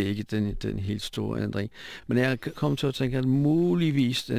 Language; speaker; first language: Danish; non-native, fluent; Polish